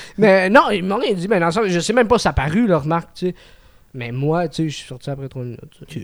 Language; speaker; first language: French; native; French